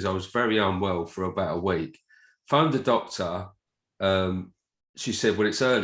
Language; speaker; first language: English; native; English